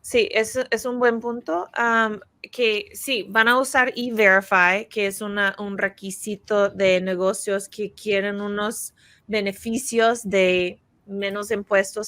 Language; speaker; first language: Spanish; non-native, fluent; English